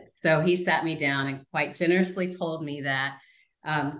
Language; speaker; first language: English; native; English